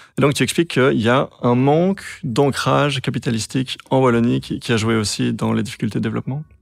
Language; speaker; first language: French; native; French